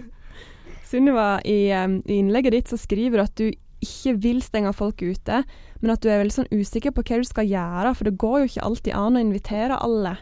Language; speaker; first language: Norwegian; native; Norwegian